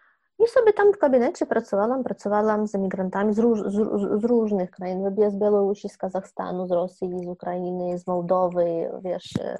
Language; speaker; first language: Polish; non-native, fluent; Ukrainian